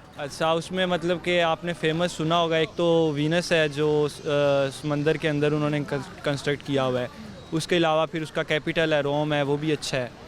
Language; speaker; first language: Urdu; non-native, local second language; Punjabi